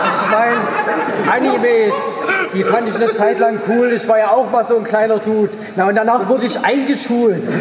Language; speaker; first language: German; native; German